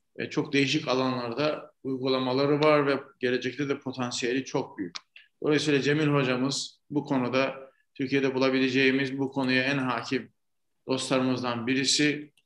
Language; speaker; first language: Turkish; native; Turkish